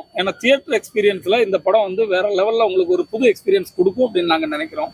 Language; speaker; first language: Tamil; native; Tamil